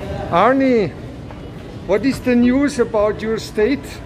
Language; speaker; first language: English; non-native, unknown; German